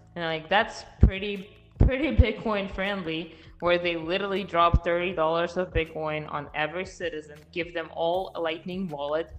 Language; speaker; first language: English; non-native, fluent; Russian